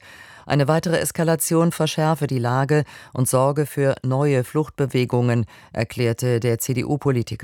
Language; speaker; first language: German; native; German